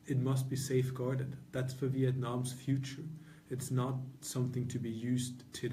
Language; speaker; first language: English; non-native, fluent; Norwegian